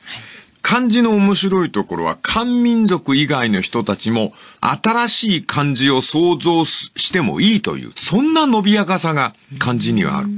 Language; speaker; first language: Japanese; native; Japanese